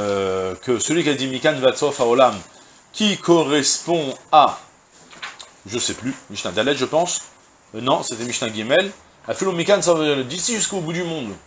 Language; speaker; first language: French; native; French